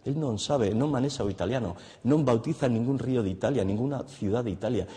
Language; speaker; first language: Spanish; non-native, local second language; Galician